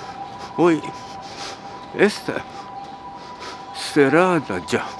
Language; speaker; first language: Spanish; non-native, learner; Japanese